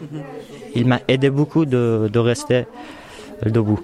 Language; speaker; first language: French; non-native, fluent; Persian